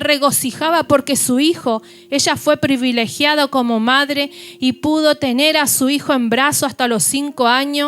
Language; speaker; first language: Spanish; native; Spanish